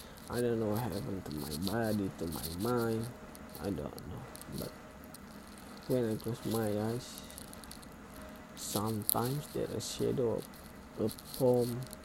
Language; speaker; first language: English; non-native, learner; Indonesian